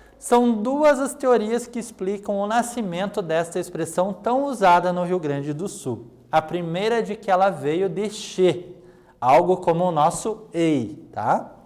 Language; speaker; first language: Portuguese; native; Portuguese